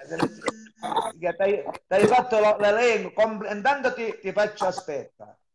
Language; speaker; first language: Italian; native; Italian